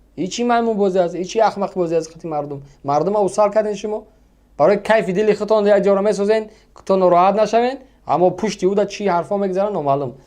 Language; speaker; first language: Tajik; native; Tajik